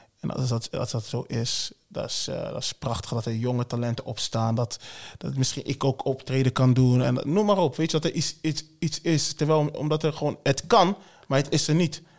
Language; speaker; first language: Dutch; early bilingual, other home language; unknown